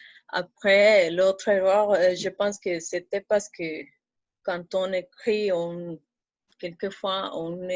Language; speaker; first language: French; non-native, fluent; Spanish